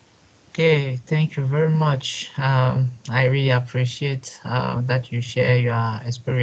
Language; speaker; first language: English; non-native, local second language; French